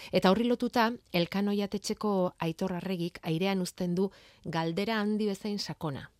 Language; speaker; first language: Basque; native; Basque